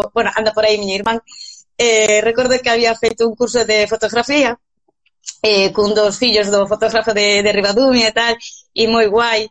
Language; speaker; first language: Galician; native; Galician